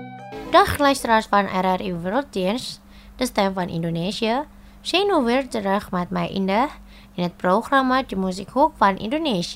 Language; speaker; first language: Dutch; non-native, fluent; Indonesian